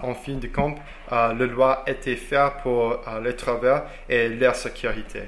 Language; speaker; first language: French; non-native, learner; English